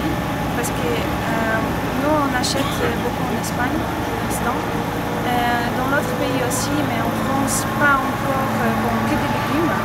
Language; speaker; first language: French; non-native, fluent; Polish